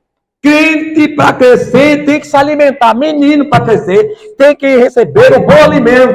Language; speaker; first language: Portuguese; native; Portuguese